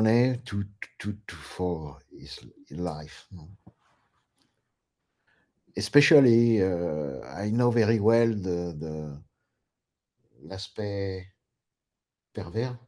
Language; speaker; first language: English; non-native, learner; French